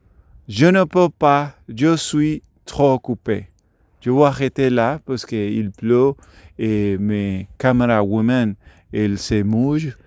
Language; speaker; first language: French; non-native, learner; Spanish